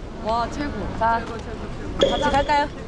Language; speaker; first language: Korean; non-native, learner; Japanese